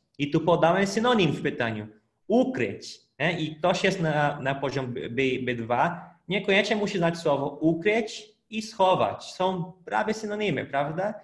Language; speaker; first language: Polish; non-native, fluent; Portuguese